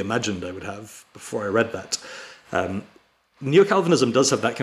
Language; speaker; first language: English; native; English